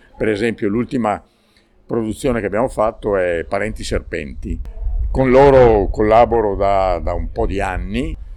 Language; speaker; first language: Italian; native; Italian